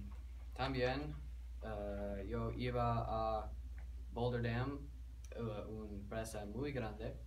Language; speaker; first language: Spanish; non-native, learner; English